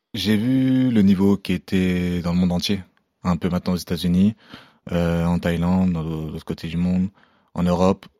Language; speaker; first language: French; non-native, local second language; Arabic